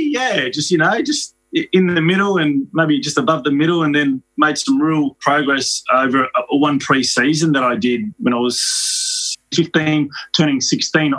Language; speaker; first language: English; native; English